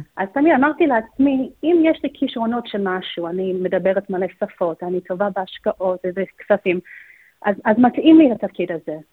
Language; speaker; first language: Hebrew; non-native, fluent; English